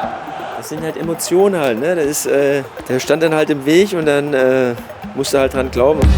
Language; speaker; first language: German; native; German